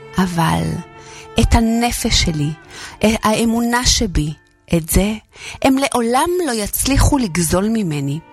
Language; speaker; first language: Hebrew; native; Hebrew